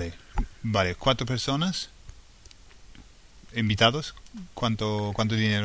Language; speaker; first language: Spanish; non-native, fluent; English